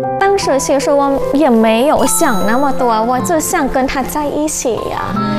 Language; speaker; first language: Chinese; non-native, fluent; Thai